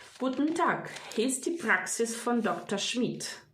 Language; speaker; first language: German; non-native, fluent; Ukrainian